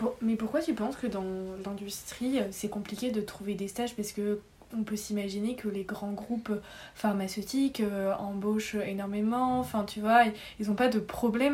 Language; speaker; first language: French; native; French